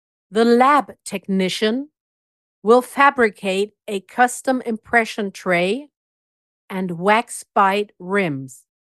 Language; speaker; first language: English; non-native, fluent; German